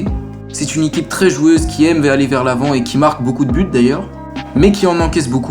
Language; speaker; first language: French; native; French